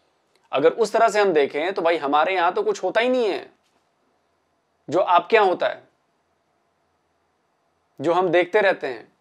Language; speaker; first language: Hindi; native; Hindi